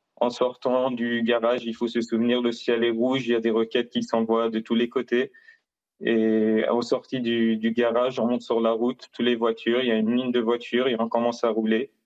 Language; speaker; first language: French; non-native, fluent; Hebrew